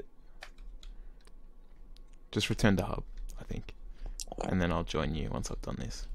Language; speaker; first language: English; native; English